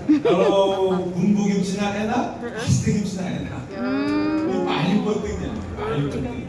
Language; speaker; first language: Indonesian; non-native, learner; Korean